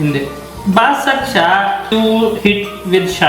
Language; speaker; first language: Filipino; non-native, learner; Punjabi